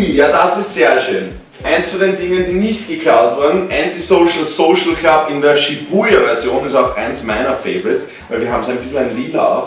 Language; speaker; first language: German; native; German